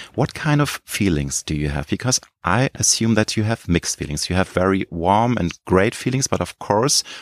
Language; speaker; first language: English; non-native, fluent; German